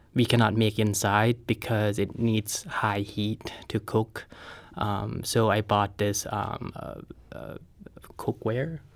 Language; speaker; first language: English; non-native, fluent; Thai